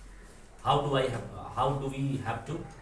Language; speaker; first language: English; non-native, fluent; Hindi